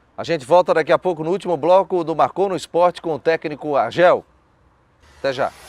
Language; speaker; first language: Portuguese; native; Portuguese